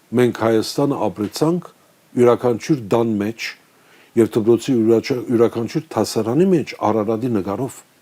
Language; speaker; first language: Armenian; early bilingual, heritage; Armenian